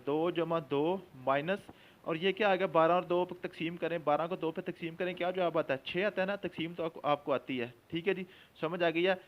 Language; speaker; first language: Urdu; non-native, local second language; Punjabi